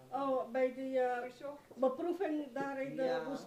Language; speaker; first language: Dutch; non-native, fluent; Spanish